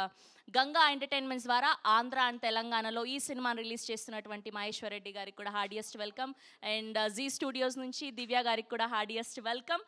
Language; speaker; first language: Telugu; native; Telugu